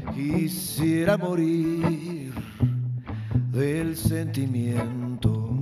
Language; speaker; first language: Spanish; native; Spanish